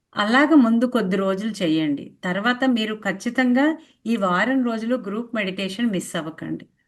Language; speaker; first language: Telugu; native; Telugu